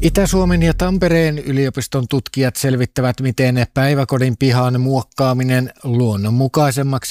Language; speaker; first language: Finnish; native; Finnish